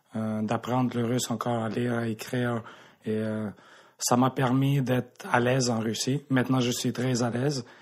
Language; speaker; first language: French; native; French